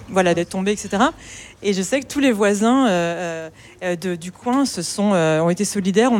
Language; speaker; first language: French; native; French